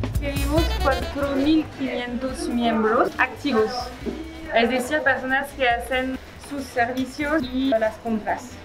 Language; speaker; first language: Spanish; non-native, fluent; French